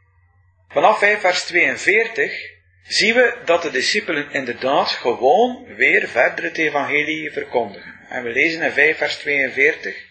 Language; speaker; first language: Dutch; native; Dutch